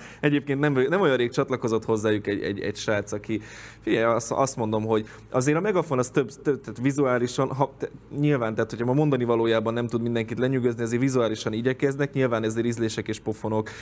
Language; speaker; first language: Hungarian; native; Hungarian